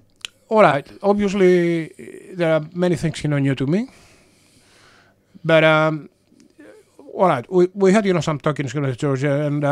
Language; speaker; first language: English; non-native, fluent; Greek